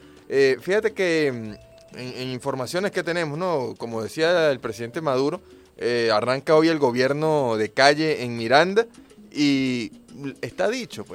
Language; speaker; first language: Spanish; native; Spanish